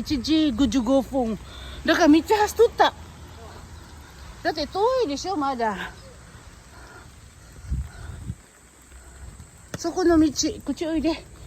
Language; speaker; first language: Japanese; non-native, fluent; Filipino